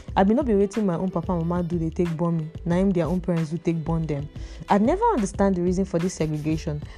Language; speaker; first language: English; non-native, local second language; Igbo